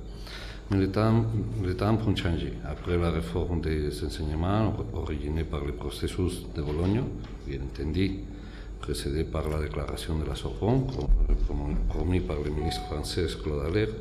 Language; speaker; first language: French; non-native, fluent; Spanish